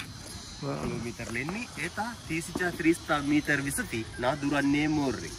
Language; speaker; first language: Russian; non-native, learner; Sinhala